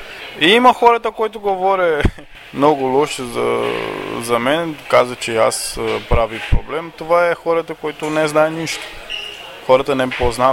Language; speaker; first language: Bulgarian; non-native, learner; Portuguese